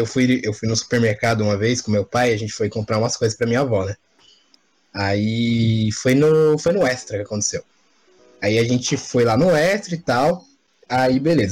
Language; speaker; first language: Portuguese; native; Portuguese